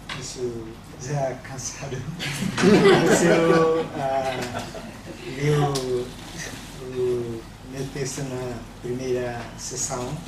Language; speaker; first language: Portuguese; non-native, learner; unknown